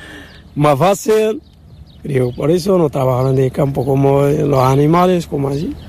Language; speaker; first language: Spanish; non-native, learner; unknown